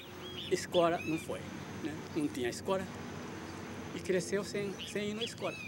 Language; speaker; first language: Portuguese; early bilingual, other home language; Japanese